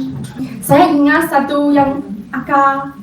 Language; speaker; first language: Indonesian; non-native, fluent; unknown